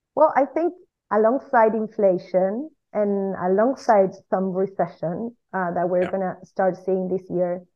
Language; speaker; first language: English; non-native, fluent; Spanish